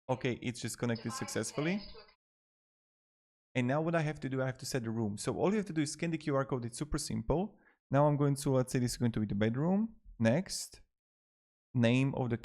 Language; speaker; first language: English; non-native, fluent; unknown